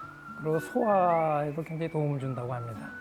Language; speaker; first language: Korean; native; Korean